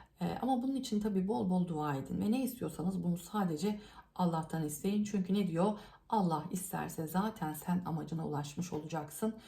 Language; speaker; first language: Turkish; native; Turkish